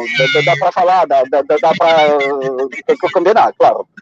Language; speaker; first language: Portuguese; non-native, fluent; Russian